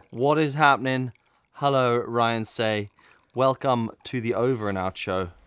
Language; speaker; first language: English; native; English